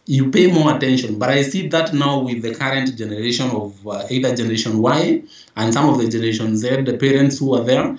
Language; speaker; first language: English; non-native, local second language; Meru